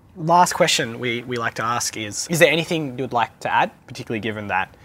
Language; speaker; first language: English; early bilingual, other home language; Arabic